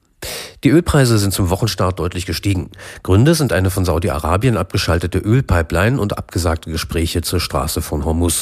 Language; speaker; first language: German; native; German